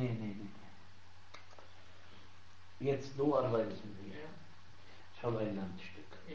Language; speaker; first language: German; non-native, fluent; Arabic